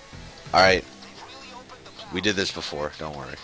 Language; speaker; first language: English; native; English